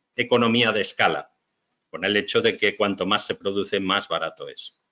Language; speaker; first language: Spanish; native; Spanish